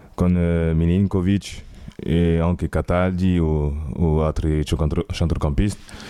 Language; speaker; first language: Italian; non-native, learner; French